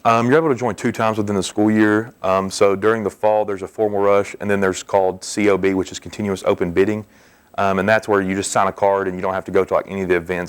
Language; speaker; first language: English; native; English